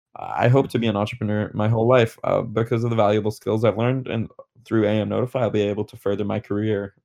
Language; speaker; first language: English; native; English